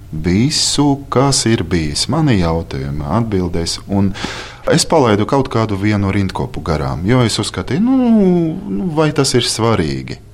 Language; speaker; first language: Latvian; non-native, local second language; Russian